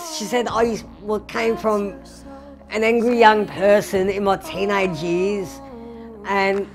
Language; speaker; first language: English; native; English